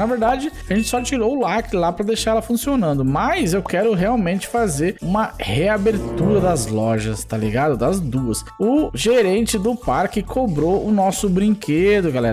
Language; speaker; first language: Portuguese; native; Portuguese